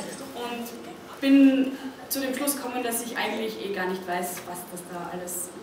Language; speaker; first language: German; native; German